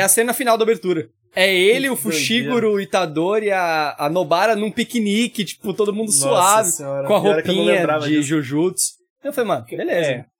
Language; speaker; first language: Portuguese; native; Portuguese